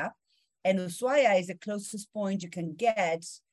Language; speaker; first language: English; non-native, fluent; Spanish